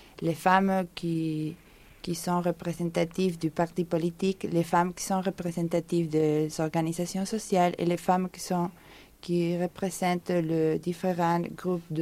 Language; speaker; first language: French; non-native, fluent; Spanish